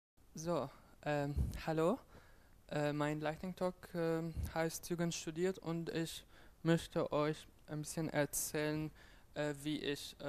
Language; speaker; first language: German; non-native, fluent; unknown